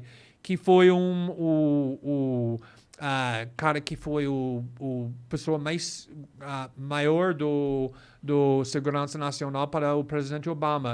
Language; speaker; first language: Portuguese; non-native, fluent; English